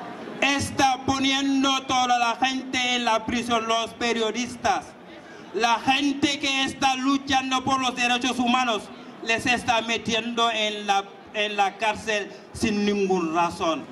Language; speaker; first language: Spanish; non-native, fluent; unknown